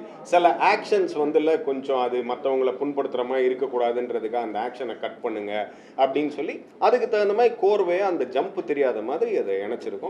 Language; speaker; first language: Tamil; native; Tamil